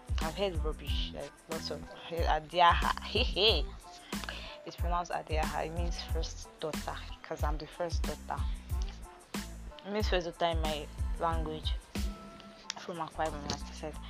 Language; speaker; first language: English; non-native, local second language; Ibibio